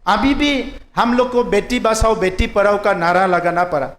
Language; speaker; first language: Hindi; non-native, local second language; Assamese